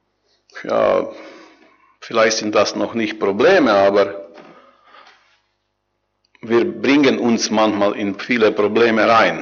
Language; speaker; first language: German; non-native, learner; Croatian